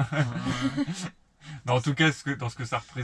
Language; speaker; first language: French; native; French